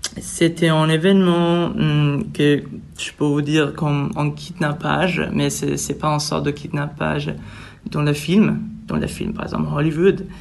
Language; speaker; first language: French; non-native, fluent; Persian